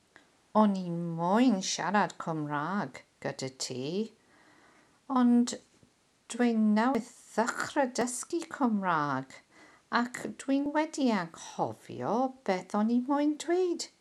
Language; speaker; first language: Welsh; non-native, learner; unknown